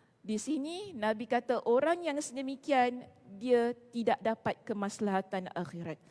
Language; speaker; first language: Malay; native; Malay